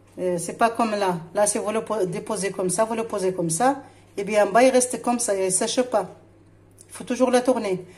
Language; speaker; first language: French; non-native, local second language; Arabic